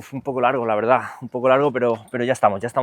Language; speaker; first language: Spanish; native; Spanish